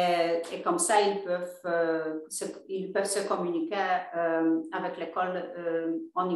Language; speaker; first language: French; non-native, fluent; Polish